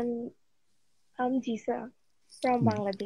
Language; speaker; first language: Hindi; non-native, learner; Bangla